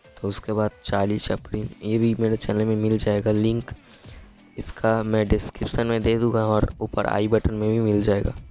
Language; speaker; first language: Hindi; non-native, local second language; Bangla